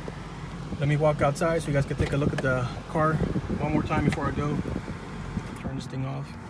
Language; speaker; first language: English; native; English